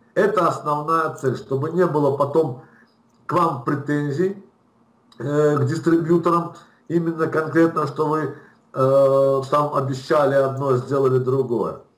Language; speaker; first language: Russian; native; Russian